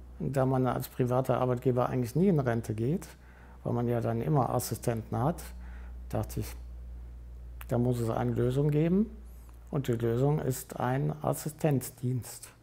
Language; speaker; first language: German; native; German